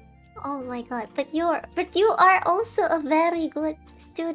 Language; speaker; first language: English; non-native, fluent; Indonesian